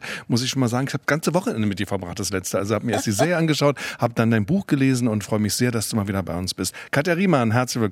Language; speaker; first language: German; native; German